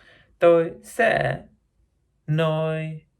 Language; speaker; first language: Vietnamese; non-native, learner; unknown